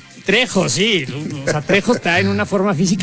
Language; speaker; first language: Spanish; native; Spanish